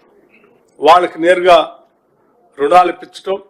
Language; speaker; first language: Telugu; native; Telugu